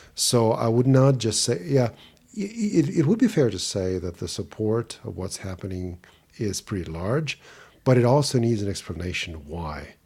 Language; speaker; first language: English; non-native, fluent; Russian